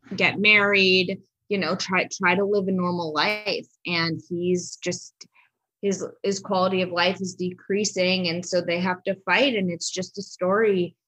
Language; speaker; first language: English; native; English